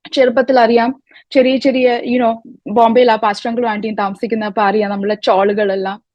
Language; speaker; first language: Malayalam; early bilingual, other home language; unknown